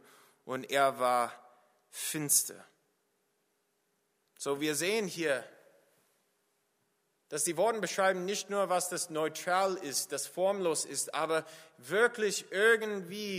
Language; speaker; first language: German; non-native, fluent; English